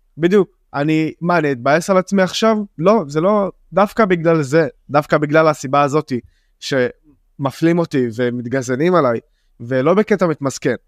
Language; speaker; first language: Hebrew; non-native, local second language; Arabic